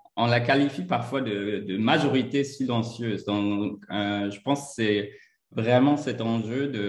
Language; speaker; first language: French; non-native, fluent; German